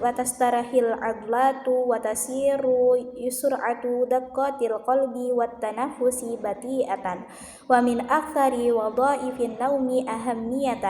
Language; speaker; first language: Arabic; non-native, learner; Indonesian